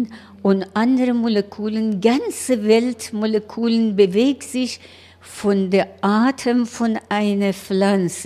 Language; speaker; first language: German; non-native, learner; Persian